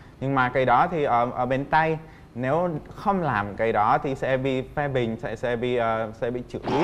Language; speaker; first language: Vietnamese; non-native, fluent; Czech